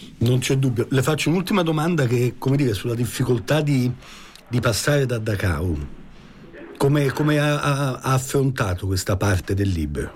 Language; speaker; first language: Italian; native; Italian